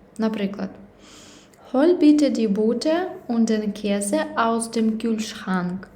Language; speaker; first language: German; non-native, fluent; Ukrainian